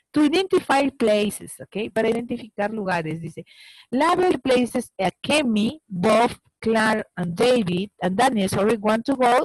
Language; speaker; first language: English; non-native, learner; Spanish